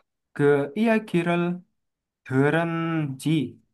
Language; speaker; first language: Korean; non-native, learner; Indonesian